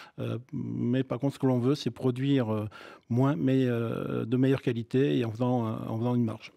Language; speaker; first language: French; native; French